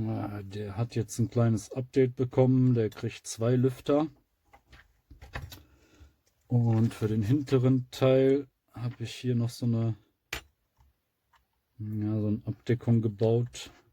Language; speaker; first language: German; native; German